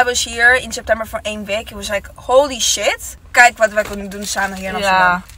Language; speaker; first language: Dutch; non-native, learner; Italian